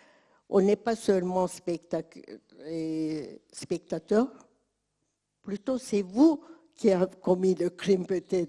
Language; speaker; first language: French; non-native, fluent; Turkish